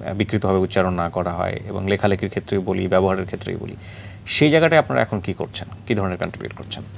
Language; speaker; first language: Bangla; native; Bangla